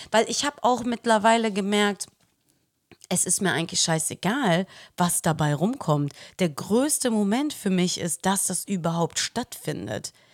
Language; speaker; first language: German; early bilingual, other home language; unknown